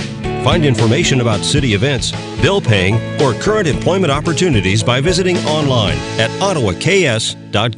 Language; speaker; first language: English; native; English